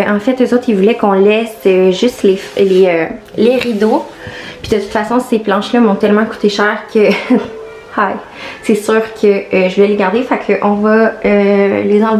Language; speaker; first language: French; native; French